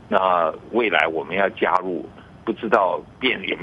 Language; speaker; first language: Chinese; native; Chinese